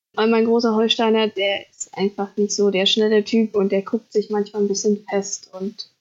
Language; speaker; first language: German; native; German